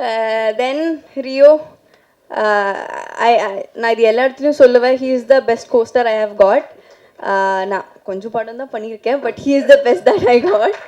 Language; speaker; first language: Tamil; non-native, fluent; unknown